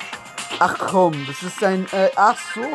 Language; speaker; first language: German; native; German